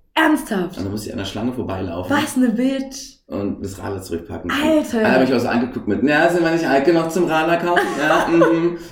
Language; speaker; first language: German; native; German